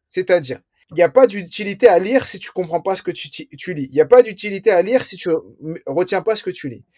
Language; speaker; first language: French; early bilingual, other home language; Riffian